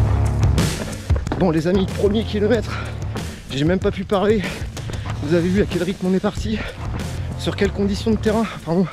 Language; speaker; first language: French; native; French